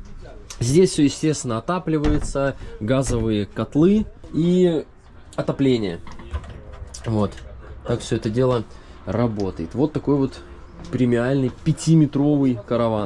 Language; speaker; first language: Russian; native; Russian